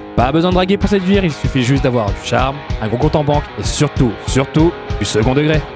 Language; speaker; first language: French; native; French